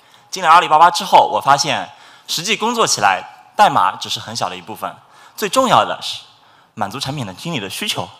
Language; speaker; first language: Chinese; native; Chinese